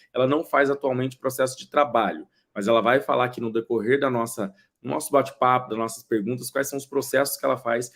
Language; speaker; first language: Portuguese; native; Portuguese